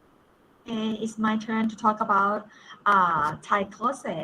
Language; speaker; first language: English; non-native, fluent; Thai